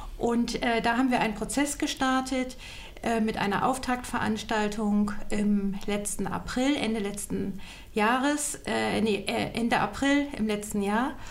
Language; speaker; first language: German; native; German